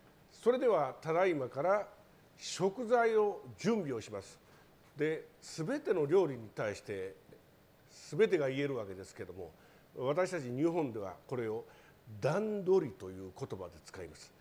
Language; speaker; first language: Japanese; native; Japanese